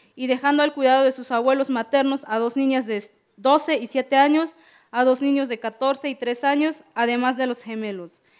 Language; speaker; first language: Spanish; non-native, local second language; Tzeltal